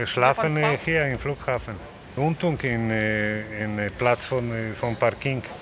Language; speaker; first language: German; non-native, learner; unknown